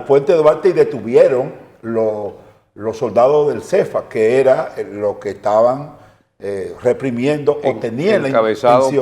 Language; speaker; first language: Spanish; native; Spanish